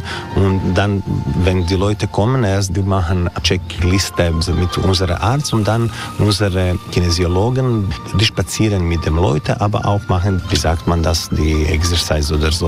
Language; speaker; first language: German; non-native, learner; Croatian